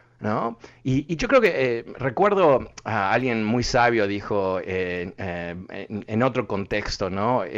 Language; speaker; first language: Spanish; early bilingual, heritage; Spanish